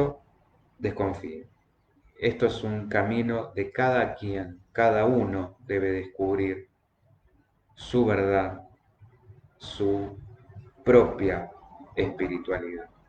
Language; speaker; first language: Spanish; native; Spanish